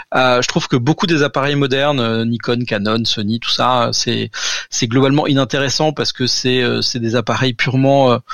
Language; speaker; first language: French; native; French